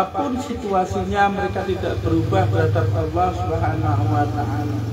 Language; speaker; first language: Indonesian; native; Indonesian